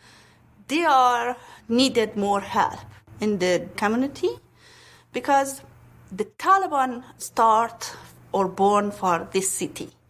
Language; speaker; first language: English; non-native, learner; Pashto